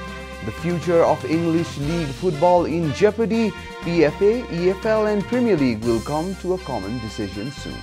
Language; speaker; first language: English; non-native, fluent; Nepali